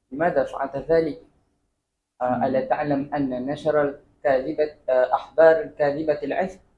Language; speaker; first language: Arabic; non-native, learner; Malay